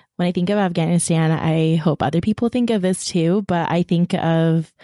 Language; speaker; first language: English; early bilingual, other home language; Persian